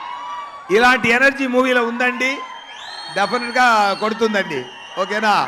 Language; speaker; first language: Telugu; non-native, learner; Tamil